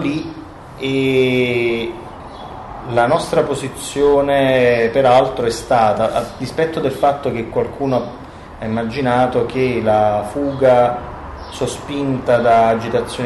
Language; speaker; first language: Italian; native; Italian